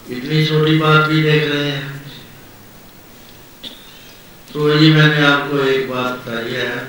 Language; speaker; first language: Hindi; non-native, local second language; Punjabi